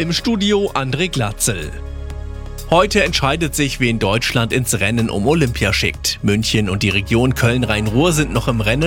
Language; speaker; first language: German; native; German